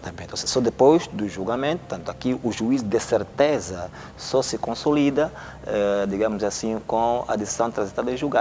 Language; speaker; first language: Portuguese; native; Portuguese